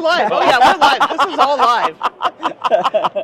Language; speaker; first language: English; native; English